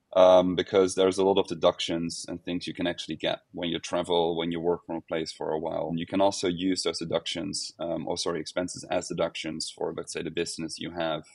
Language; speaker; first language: English; non-native, fluent; Dutch